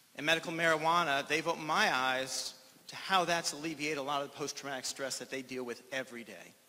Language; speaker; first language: English; native; English